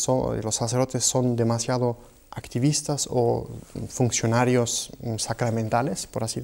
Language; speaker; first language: Spanish; native; Spanish